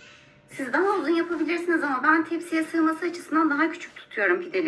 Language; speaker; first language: Turkish; native; Turkish